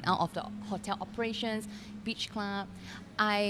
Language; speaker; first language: English; non-native, local second language; Cantonese